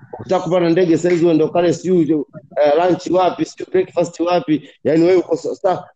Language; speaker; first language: Swahili; native; Swahili